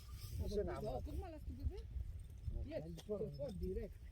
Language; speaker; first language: German; non-native, learner; Arabic